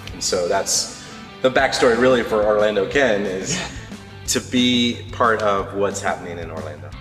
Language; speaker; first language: English; native; English